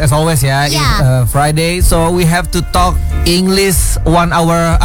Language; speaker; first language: English; non-native, learner; Indonesian